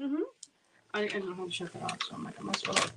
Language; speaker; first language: English; native; English